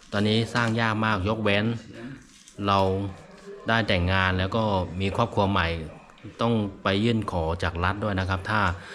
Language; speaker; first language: Thai; non-native, fluent; Chinese